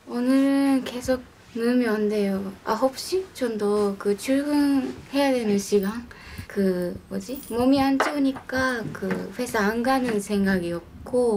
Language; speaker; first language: Korean; non-native, fluent; Japanese